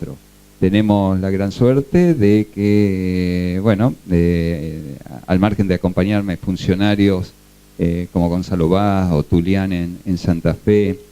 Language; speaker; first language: Spanish; native; Spanish